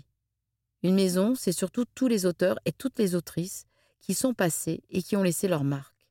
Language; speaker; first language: French; native; French